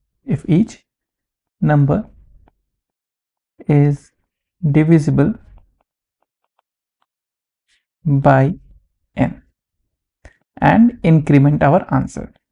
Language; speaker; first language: English; non-native, local second language; Hindi